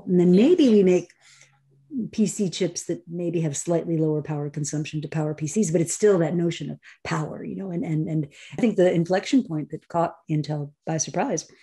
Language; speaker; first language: English; native; English